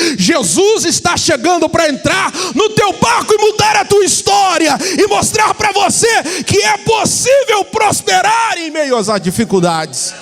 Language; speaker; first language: Portuguese; native; Portuguese